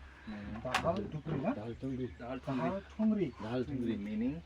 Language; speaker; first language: English; non-native, learner; Italian